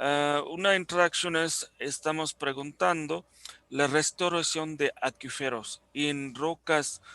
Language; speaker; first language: Spanish; non-native, fluent; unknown